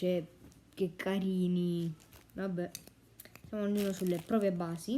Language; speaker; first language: Italian; native; Italian